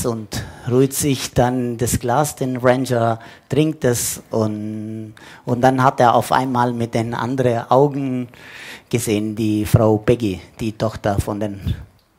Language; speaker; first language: German; non-native, fluent; Italian